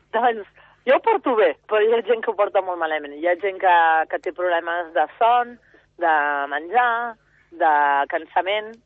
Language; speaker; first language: Catalan; early bilingual, other home language; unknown